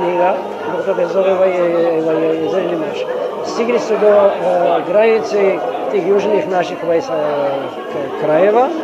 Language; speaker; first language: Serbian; non-native, fluent; Arabic